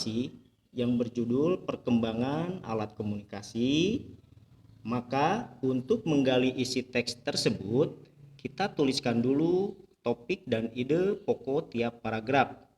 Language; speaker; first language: Indonesian; native; Indonesian